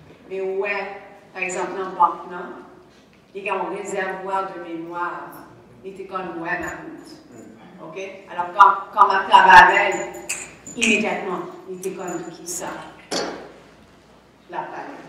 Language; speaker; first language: French; native; French